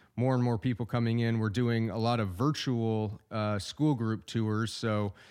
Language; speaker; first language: English; native; English